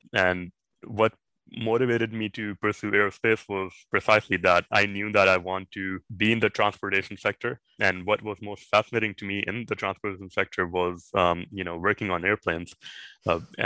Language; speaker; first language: English; non-native, local second language; Urdu